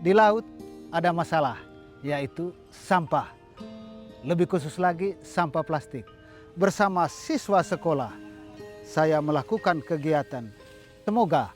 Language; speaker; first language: Indonesian; native; Indonesian